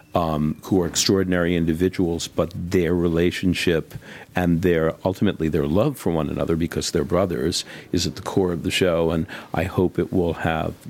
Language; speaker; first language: English; native; English